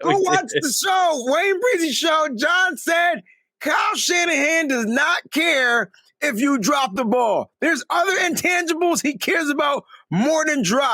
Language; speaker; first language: English; native; English